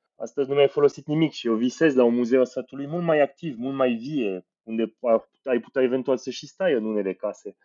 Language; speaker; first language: Romanian; non-native, fluent; French